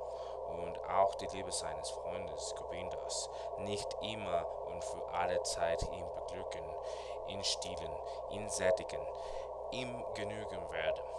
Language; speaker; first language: German; non-native, learner; Spanish